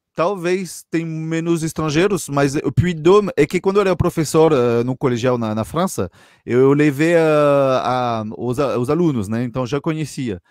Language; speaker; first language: Portuguese; non-native, fluent; French